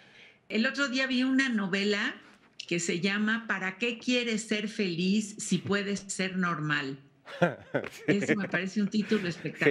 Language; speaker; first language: Spanish; native; Spanish